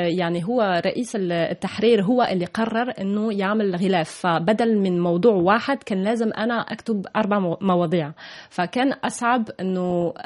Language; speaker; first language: Arabic; non-native, fluent; French